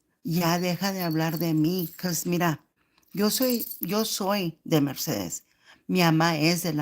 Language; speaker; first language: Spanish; early bilingual, heritage; Spanish